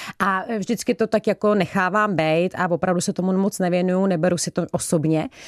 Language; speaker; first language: Czech; native; Czech